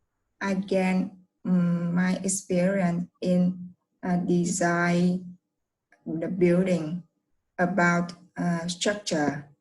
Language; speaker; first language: English; non-native, learner; Vietnamese